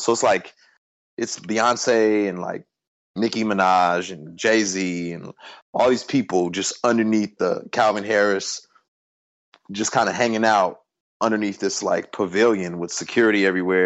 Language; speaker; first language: English; native; English